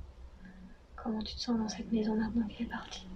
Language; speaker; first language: French; native; French